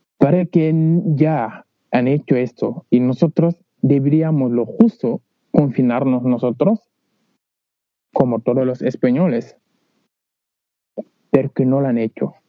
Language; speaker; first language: Spanish; non-native, learner; Wolof